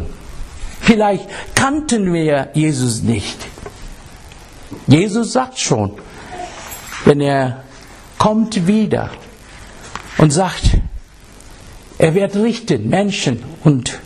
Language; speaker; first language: German; non-native, fluent; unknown